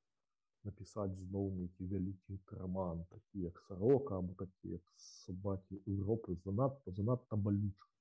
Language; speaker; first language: Polish; non-native, learner; Belarusian